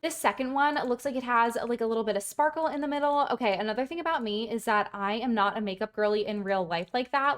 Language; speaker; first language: English; native; English